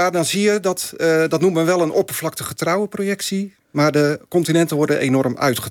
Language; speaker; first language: Dutch; native; Dutch